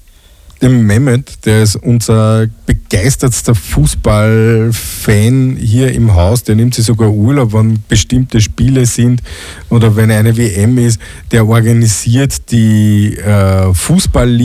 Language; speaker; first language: German; native; German